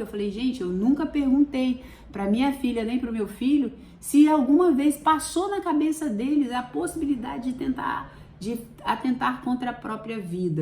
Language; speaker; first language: Portuguese; native; Portuguese